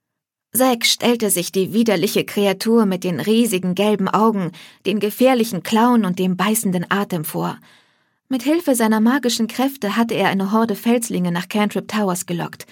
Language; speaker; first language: German; native; German